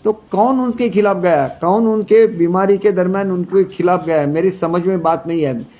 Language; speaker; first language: Hindi; non-native, local second language; Marathi